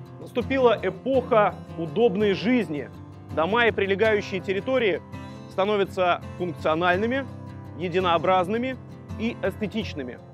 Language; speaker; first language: Russian; native; Russian